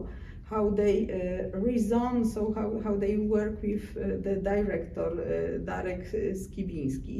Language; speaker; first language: English; non-native, learner; Polish